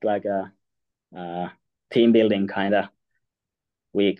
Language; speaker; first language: English; non-native, fluent; Finnish